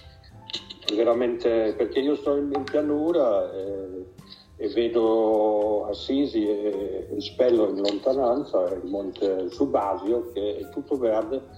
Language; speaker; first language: Italian; non-native, fluent; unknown